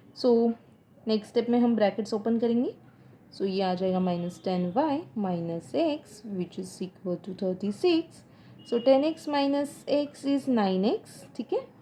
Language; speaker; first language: Hindi; non-native, local second language; Marathi